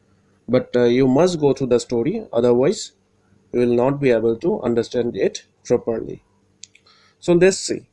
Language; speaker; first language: English; non-native, local second language; Bangla